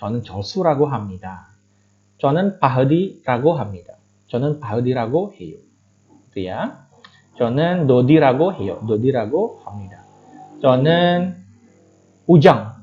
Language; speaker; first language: Korean; non-native, fluent; Indonesian